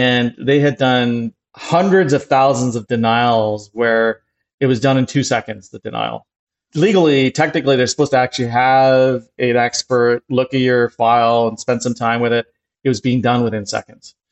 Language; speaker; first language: English; native; English